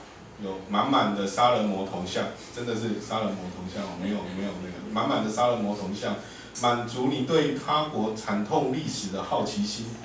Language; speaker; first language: Chinese; native; Chinese